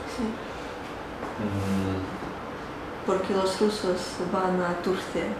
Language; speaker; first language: Spanish; non-native, learner; Russian